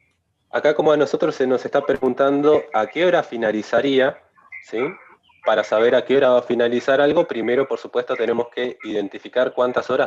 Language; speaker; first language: Spanish; native; Spanish